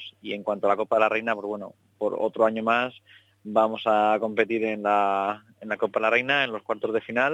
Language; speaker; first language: Spanish; native; Spanish